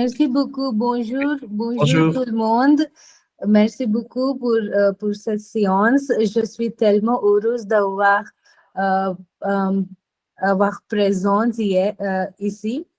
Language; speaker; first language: French; non-native, fluent; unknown